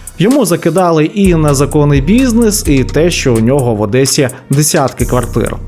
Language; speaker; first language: Ukrainian; native; Ukrainian